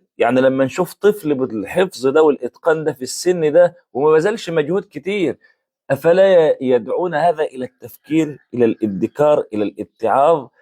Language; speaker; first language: Arabic; native; Arabic